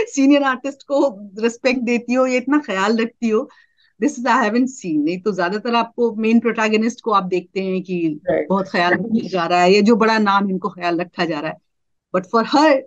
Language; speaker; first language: Hindi; native; Hindi